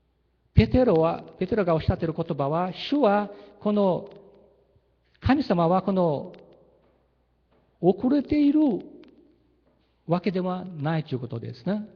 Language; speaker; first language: Japanese; early bilingual, heritage; Japanese